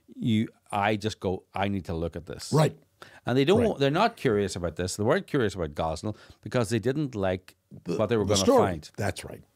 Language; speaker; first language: English; native; English